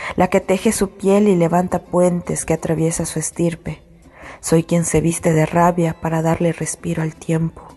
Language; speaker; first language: Spanish; native; Spanish